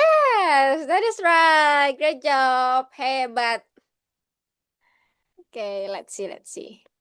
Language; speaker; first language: English; non-native, learner; Indonesian